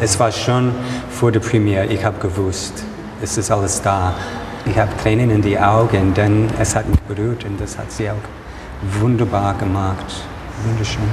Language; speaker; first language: German; non-native, fluent; English